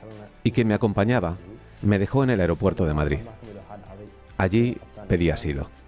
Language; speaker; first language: Spanish; native; Spanish